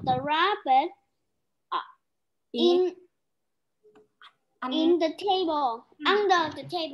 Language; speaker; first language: English; non-native, learner; Vietnamese